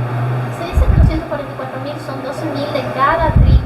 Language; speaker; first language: Spanish; native; Spanish